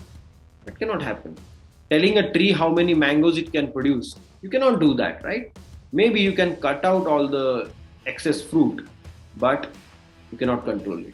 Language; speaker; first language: English; non-native, local second language; Marathi